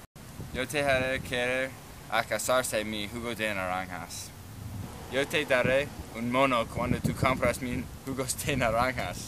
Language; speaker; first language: Spanish; non-native, learner; English